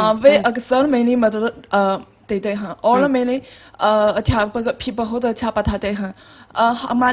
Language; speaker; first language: Hindi; non-native, learner; Chinese